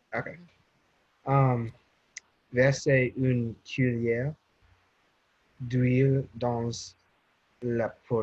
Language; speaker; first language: French; non-native, learner; English